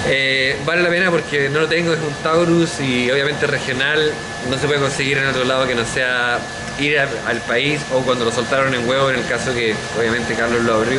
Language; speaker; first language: Spanish; native; Spanish